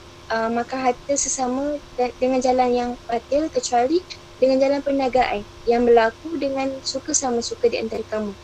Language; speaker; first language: Malay; native; Malay